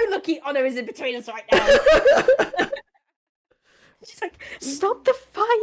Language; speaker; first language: English; native; English